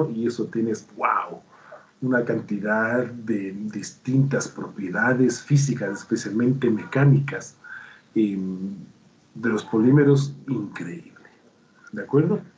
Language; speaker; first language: Spanish; native; Spanish